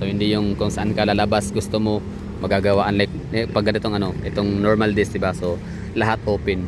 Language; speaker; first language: Filipino; non-native, local second language; Cebuano